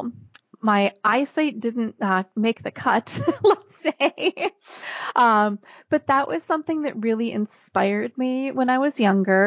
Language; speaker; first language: English; native; English